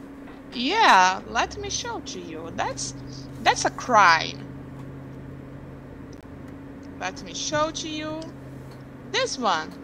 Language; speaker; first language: English; non-native, fluent; Portuguese